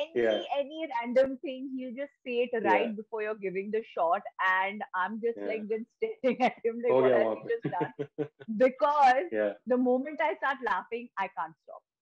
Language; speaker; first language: English; non-native, local second language; Bangla